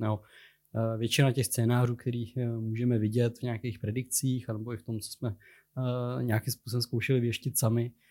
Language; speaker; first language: Czech; native; Czech